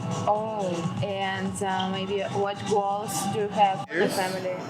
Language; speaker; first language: English; non-native, learner; Russian